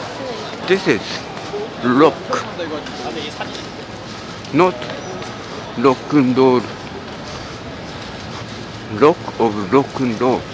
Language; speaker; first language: English; non-native, learner; Japanese